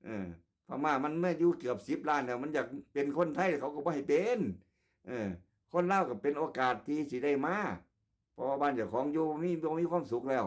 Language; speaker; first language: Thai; non-native, local second language; Lao